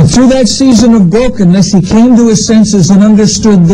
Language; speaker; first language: English; native; English